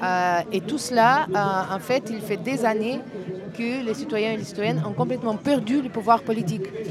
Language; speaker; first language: French; non-native, fluent; Portuguese